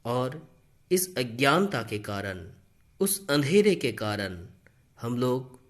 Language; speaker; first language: Hindi; non-native, local second language; Bangla